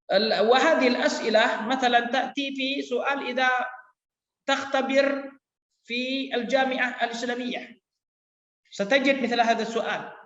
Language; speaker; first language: Arabic; non-native, fluent; Indonesian